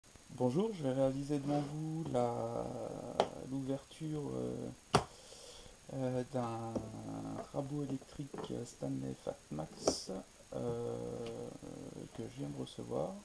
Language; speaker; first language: French; native; French